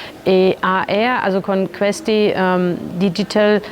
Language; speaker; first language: Italian; non-native, learner; German